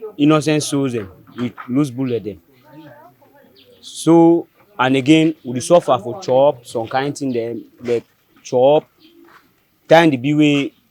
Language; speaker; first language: Nigerian Pidgin; native; Nigerian Pidgin